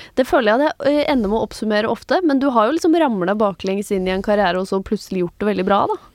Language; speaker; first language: Norwegian; native; Norwegian